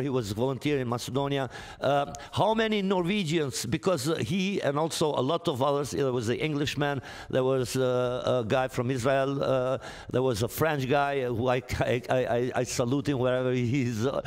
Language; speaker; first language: English; non-native, fluent; Albanian